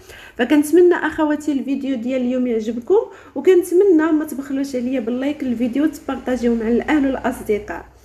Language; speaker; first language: Arabic; native; Arabic